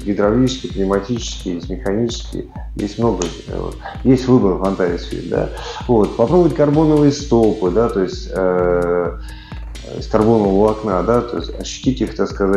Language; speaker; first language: Russian; native; Russian